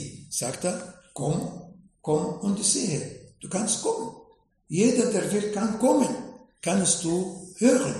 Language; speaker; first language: German; non-native, fluent; Arabic